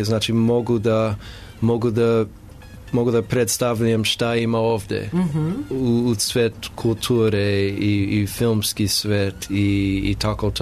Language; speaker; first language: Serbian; non-native, learner; English